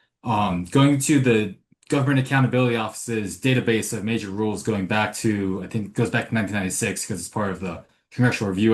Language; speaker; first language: English; native; English